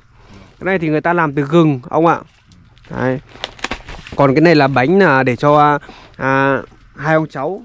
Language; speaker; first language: Vietnamese; native; Vietnamese